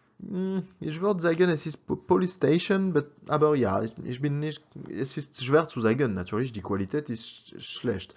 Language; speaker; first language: German; non-native, learner; French